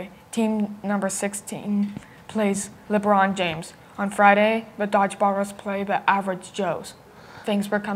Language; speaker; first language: English; native; English